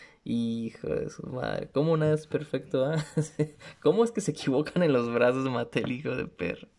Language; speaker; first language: Spanish; native; Spanish